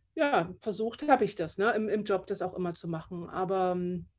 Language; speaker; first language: German; native; German